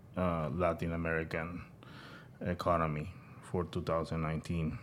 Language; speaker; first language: English; non-native, fluent; Spanish